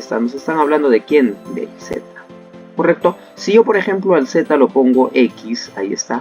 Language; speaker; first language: Spanish; native; Spanish